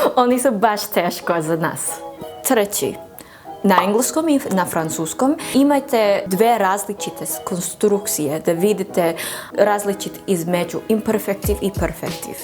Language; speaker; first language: Croatian; non-native, learner; English